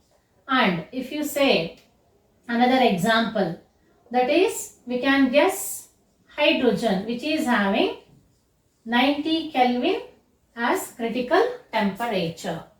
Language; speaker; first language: English; non-native, local second language; Kannada